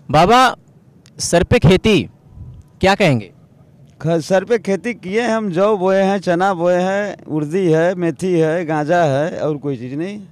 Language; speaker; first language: Hindi; native; Hindi